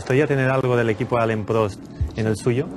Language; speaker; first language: Spanish; native; Spanish